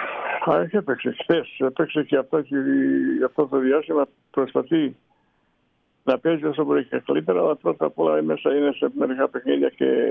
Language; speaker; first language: Greek; non-native, fluent; Serbian